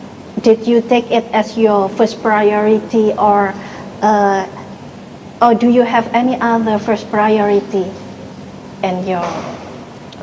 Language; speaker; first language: English; non-native, learner; Indonesian